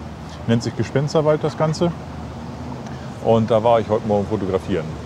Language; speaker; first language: German; native; German